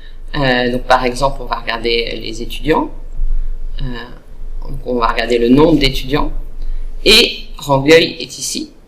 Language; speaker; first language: French; native; French